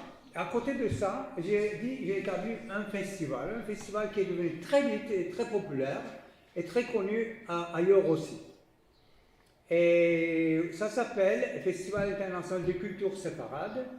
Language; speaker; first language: French; non-native, fluent; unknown